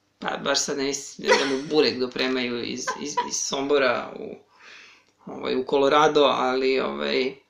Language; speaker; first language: Serbian; native; Serbian